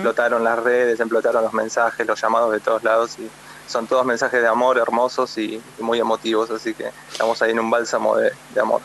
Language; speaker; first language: Spanish; native; Spanish